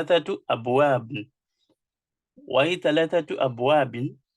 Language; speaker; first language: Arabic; non-native, fluent; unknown